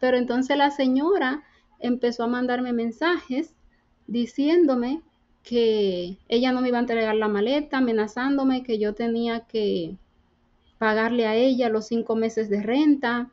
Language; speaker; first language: Spanish; native; Spanish